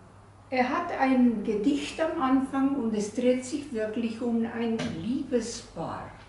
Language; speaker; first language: German; non-native, fluent; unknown